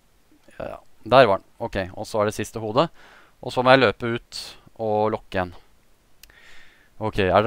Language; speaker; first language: Norwegian; native; Norwegian